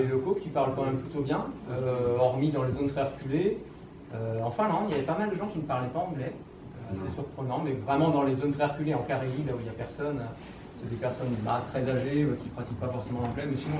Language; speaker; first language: French; native; French